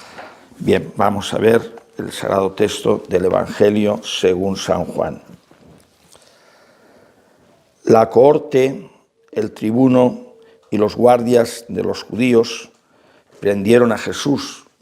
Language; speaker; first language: Spanish; native; Spanish